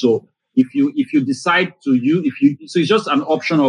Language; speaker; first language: English; non-native, local second language; Yoruba